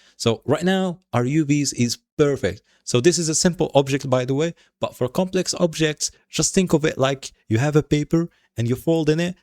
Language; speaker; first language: English; non-native, fluent; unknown